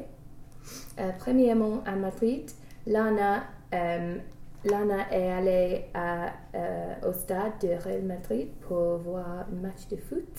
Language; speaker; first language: French; non-native, learner; English